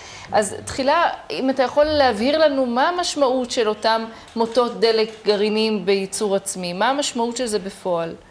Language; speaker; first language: Hebrew; native; Hebrew